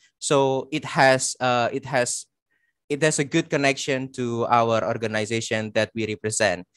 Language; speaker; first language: English; non-native, fluent; Indonesian